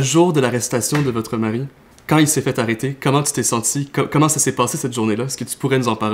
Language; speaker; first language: French; native; French